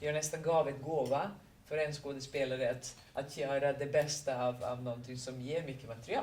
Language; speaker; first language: Swedish; non-native, fluent; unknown